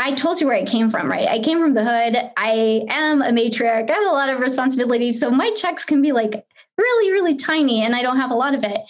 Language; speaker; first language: English; early bilingual, other home language; Spanish